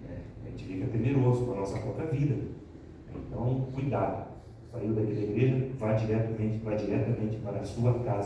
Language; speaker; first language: Portuguese; native; Portuguese